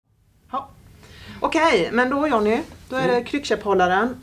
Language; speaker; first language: Swedish; native; Swedish